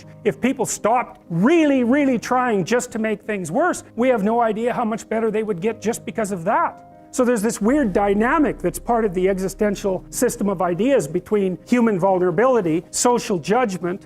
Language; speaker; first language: English; native; English